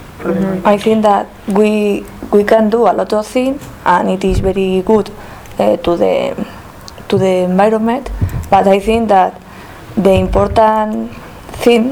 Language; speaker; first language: English; non-native, learner; Spanish